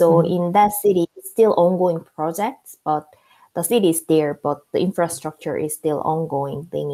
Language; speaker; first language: English; non-native, fluent; Korean